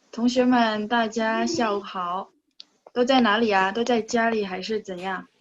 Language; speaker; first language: Chinese; non-native, fluent; Indonesian